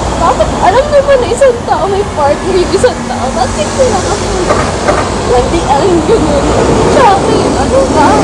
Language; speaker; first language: Filipino; non-native, local second language; Cebuano